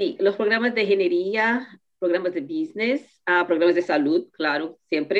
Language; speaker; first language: Spanish; non-native, learner; Portuguese